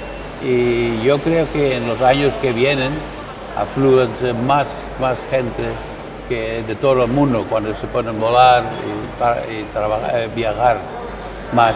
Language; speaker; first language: Spanish; non-native, learner; Dutch